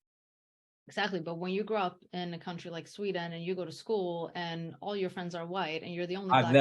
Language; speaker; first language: English; early bilingual, heritage; English